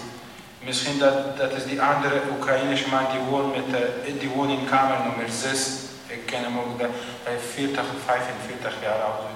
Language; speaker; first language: Dutch; non-native, fluent; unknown